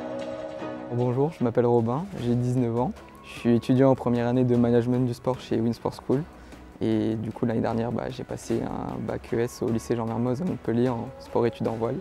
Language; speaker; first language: French; native; French